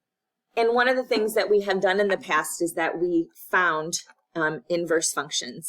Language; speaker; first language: English; native; English